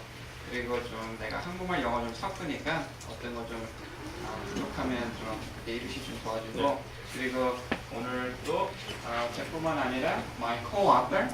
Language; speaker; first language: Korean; early bilingual, heritage; English